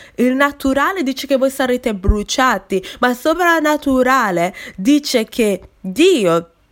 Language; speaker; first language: Italian; non-native, fluent; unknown